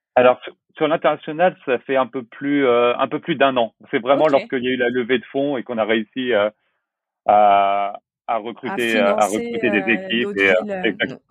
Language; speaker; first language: French; native; French